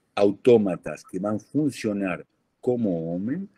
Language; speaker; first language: Portuguese; non-native, learner; Spanish